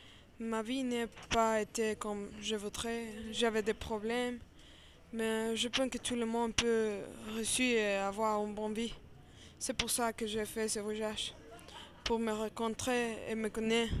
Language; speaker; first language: French; non-native, learner; Spanish